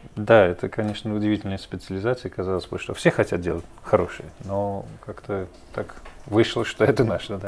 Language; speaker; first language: Russian; non-native, fluent; English